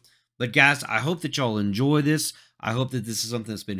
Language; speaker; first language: English; native; English